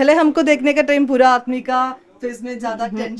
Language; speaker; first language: Hindi; non-native, local second language; Malayalam